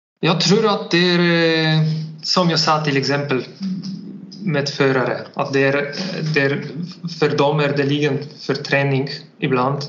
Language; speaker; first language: Swedish; non-native, learner; Polish